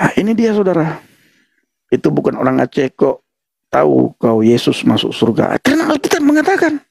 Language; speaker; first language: Indonesian; non-native, local second language; Achinese